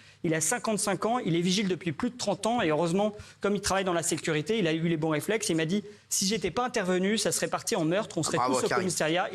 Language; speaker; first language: French; native; French